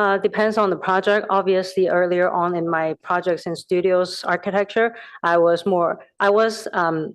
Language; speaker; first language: English; non-native, fluent; Chinese